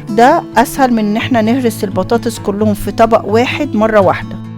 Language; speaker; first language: Arabic; native; Arabic